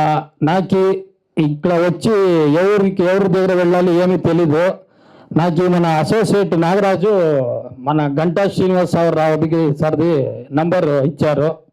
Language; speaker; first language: Telugu; non-native, local second language; Kannada